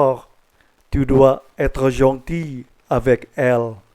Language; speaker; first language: French; non-native, fluent; Indonesian